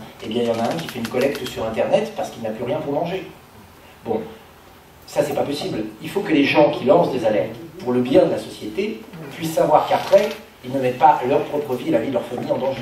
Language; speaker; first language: French; native; French